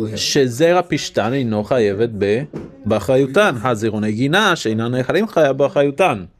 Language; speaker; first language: Hebrew; non-native, fluent; English